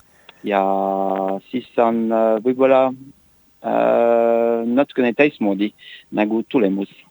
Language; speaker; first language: Estonian; non-native, learner; French